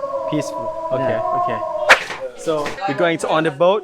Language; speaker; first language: English; non-native, learner; Thai